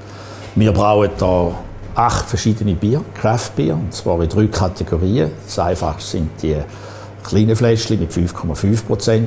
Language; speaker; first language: German; native; German